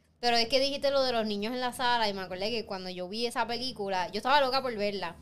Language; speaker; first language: Spanish; native; Spanish